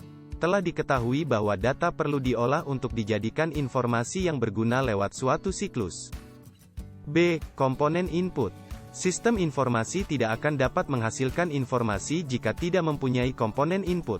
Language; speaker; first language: Indonesian; native; Indonesian